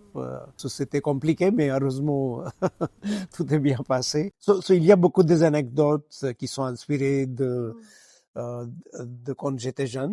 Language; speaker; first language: French; non-native, fluent; Gujarati